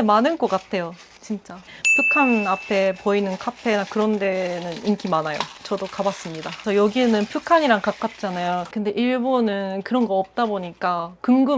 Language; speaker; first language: Korean; non-native, fluent; Japanese